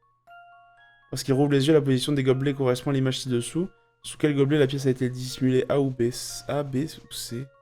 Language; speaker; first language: French; native; French